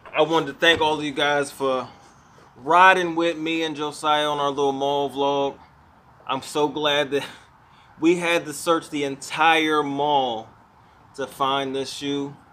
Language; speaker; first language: English; native; English